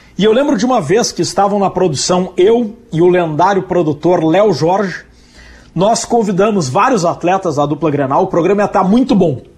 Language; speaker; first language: Portuguese; native; Portuguese